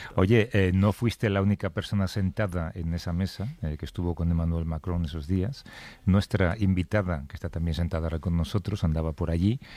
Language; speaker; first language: Spanish; native; Spanish